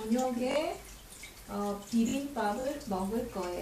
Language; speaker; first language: Korean; non-native, learner; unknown